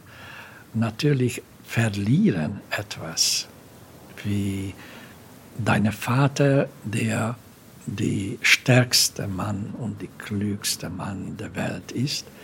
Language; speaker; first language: German; non-native, fluent; Hungarian